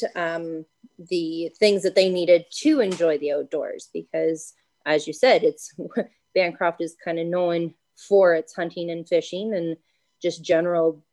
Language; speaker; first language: English; native; English